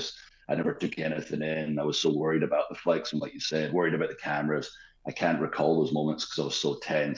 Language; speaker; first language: English; native; English